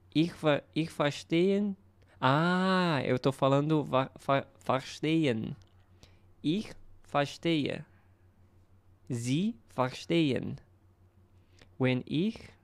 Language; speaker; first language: German; non-native, learner; Portuguese